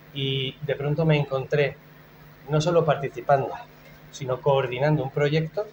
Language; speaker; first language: Spanish; native; Spanish